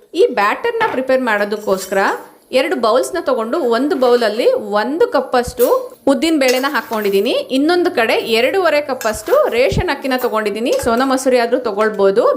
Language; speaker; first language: Kannada; non-native, local second language; Telugu